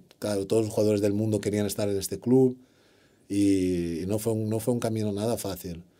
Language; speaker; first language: Spanish; non-native, fluent; Portuguese